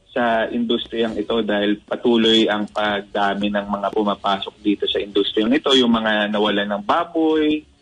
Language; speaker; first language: Filipino; native; Filipino